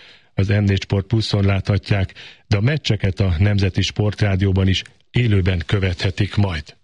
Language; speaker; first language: Hungarian; native; Hungarian